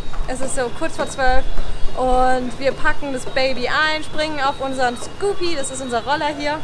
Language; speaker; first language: German; native; German